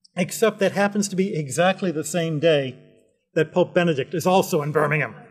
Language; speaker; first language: English; native; English